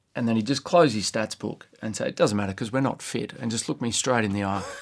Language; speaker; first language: English; native; English